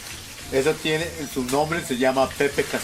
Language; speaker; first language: Spanish; non-native, local second language; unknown